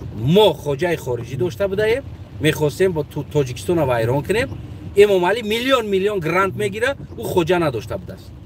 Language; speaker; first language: Tajik; non-native, local second language; Uzbek